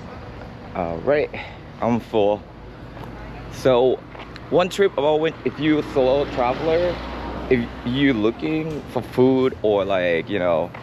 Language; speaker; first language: English; non-native, fluent; Japanese